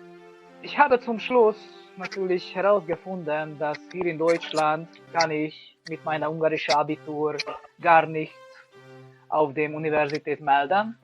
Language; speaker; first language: German; non-native, learner; Hungarian